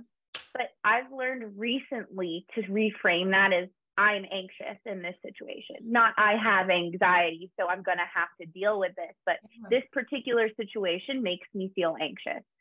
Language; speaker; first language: English; native; English